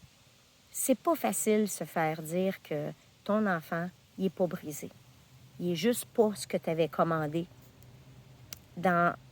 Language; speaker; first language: French; native; French